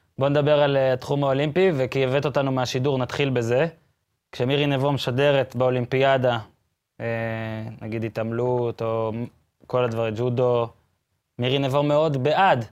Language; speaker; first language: Hebrew; native; Hebrew